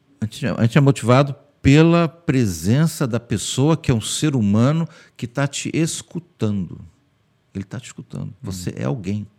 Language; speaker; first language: Portuguese; early bilingual, heritage; Portuguese